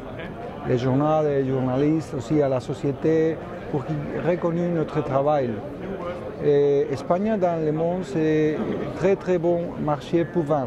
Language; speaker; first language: French; non-native, fluent; Spanish